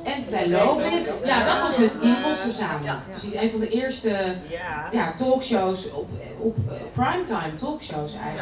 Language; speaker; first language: Dutch; native; Dutch